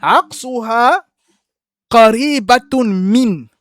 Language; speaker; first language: Arabic; non-native, fluent; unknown